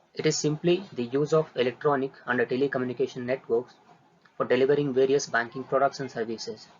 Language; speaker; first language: English; non-native, local second language; Kannada